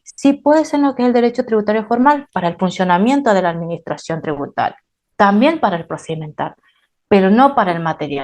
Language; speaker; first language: Spanish; native; Spanish